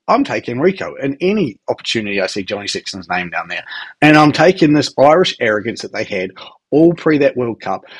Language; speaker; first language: English; native; English